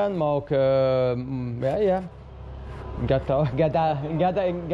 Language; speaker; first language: Indonesian; non-native, learner; English